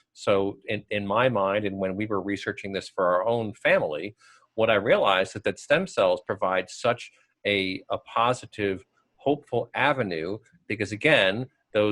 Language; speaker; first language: English; native; English